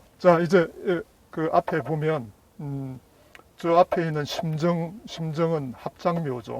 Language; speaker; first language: Korean; native; Korean